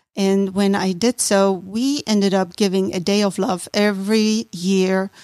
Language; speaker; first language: English; non-native, fluent; German